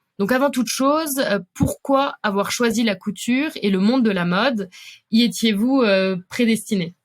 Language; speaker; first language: French; native; French